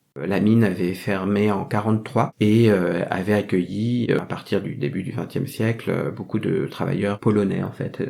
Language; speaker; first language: French; early bilingual, other home language; Vietnamese